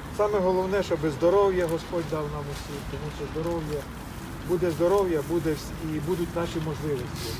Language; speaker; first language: Ukrainian; non-native, local second language; Russian